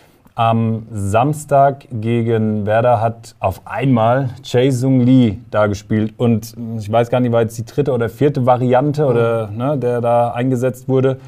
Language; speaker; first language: German; native; German